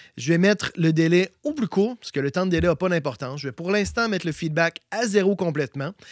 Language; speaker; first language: French; native; French